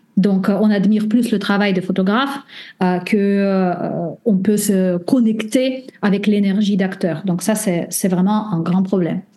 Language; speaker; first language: French; non-native, fluent; Russian